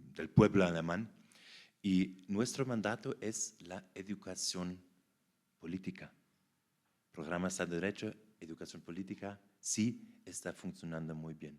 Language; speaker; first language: Spanish; non-native, fluent; German